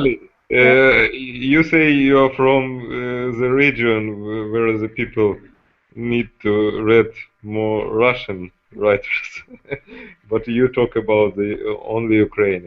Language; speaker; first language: English; non-native, fluent; Russian